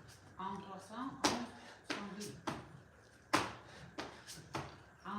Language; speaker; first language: French; non-native, learner; Spanish